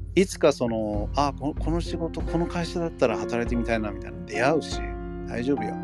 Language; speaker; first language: Japanese; non-native, fluent; English